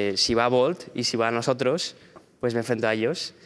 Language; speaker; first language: Spanish; early bilingual, heritage; Spanish